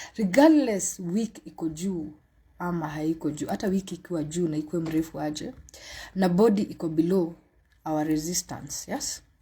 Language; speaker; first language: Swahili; non-native, local second language; Kikuyu